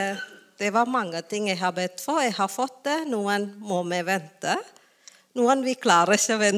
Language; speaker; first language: Norwegian; non-native, learner; Tamil